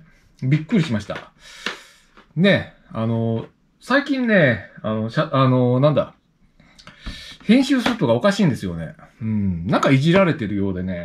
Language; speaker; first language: Japanese; native; Japanese